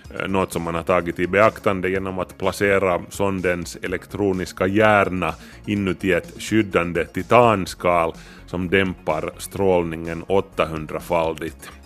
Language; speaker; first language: Swedish; native; Swedish